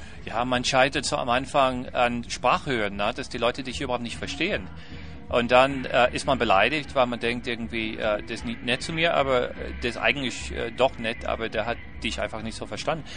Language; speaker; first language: German; non-native, fluent; English